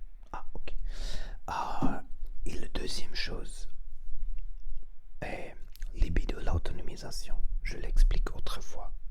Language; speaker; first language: French; non-native, learner; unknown